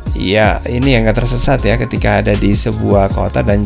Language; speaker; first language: Indonesian; native; Indonesian